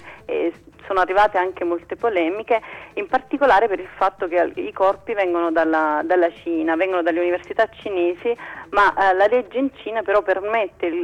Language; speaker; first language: Italian; native; Italian